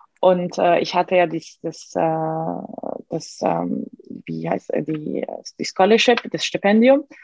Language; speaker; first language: German; non-native, fluent; Arabic